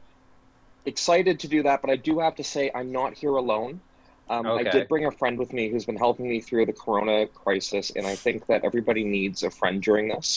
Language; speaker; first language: English; native; English